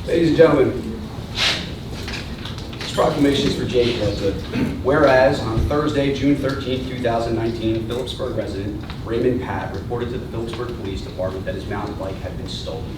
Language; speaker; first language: English; native; English